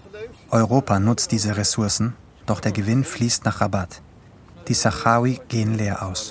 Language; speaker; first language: German; native; German